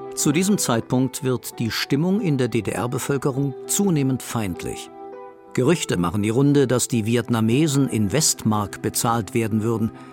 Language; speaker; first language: German; native; German